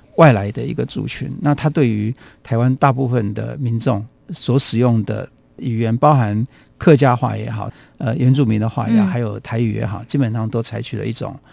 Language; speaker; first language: Chinese; non-native, local second language; Hakka Chinese